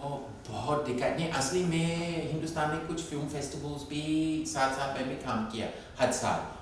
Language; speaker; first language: Hindi; non-native, fluent; English